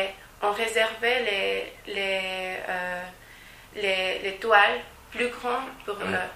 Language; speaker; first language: French; non-native, learner; Spanish